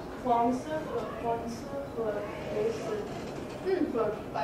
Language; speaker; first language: Chinese; non-native, learner; English